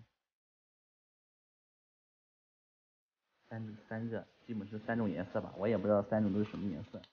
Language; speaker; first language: Chinese; native; Chinese